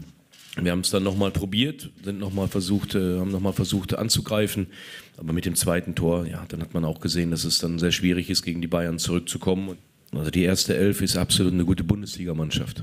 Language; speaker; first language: German; native; German